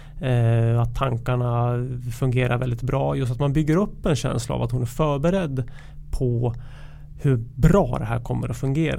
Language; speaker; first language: Swedish; native; Swedish